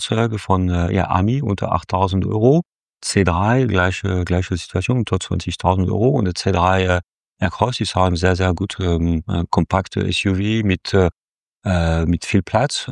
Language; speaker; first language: German; non-native, fluent; French